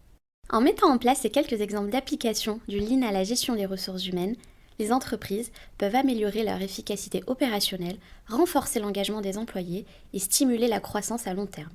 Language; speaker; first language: French; native; French